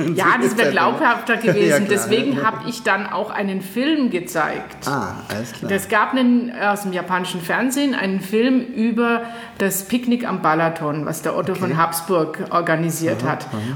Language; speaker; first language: German; native; German